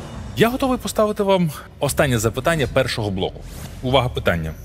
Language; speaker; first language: Ukrainian; native; Ukrainian